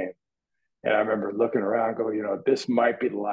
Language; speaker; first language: English; native; English